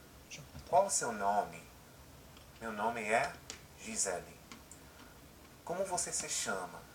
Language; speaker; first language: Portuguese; non-native, learner; English